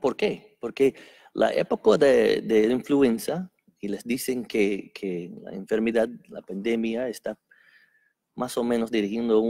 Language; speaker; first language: Spanish; non-native, fluent; English